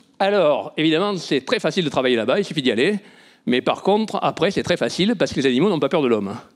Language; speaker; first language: French; native; French